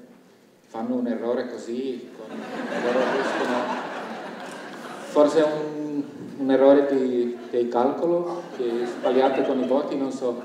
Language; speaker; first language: Italian; non-native, fluent; Finnish